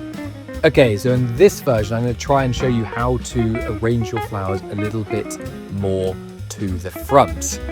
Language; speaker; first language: English; native; English